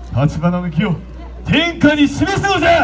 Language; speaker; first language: Japanese; native; Japanese